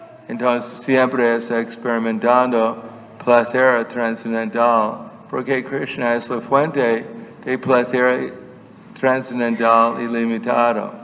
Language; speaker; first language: Spanish; non-native, fluent; English